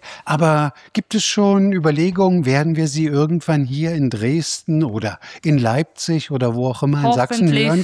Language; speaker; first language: German; native; German